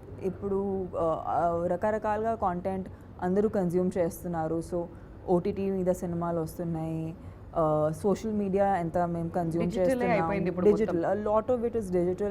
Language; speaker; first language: Telugu; non-native, fluent; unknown